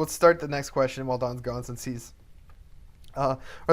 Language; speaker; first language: English; native; English